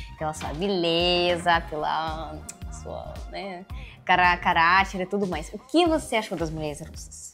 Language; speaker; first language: Portuguese; non-native, fluent; Russian